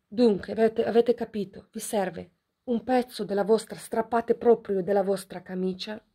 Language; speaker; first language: Italian; non-native, fluent; Ukrainian